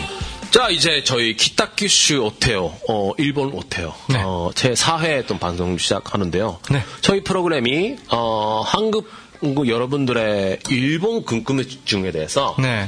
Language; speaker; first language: Korean; non-native, fluent; Japanese